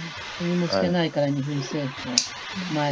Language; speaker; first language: Japanese; native; Japanese